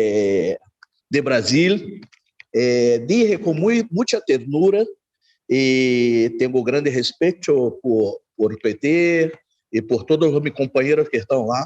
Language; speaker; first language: Spanish; non-native, learner; Portuguese